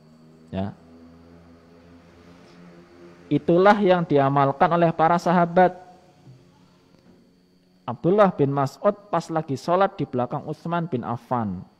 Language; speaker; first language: Indonesian; non-native, local second language; Javanese